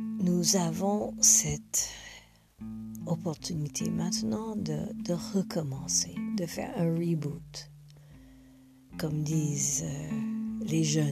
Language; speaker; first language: French; non-native, fluent; English